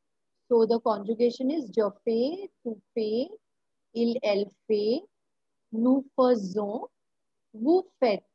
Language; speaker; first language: French; non-native, fluent; Marathi